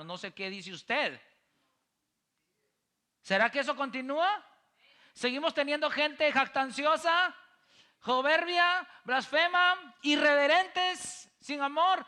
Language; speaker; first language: Spanish; native; Spanish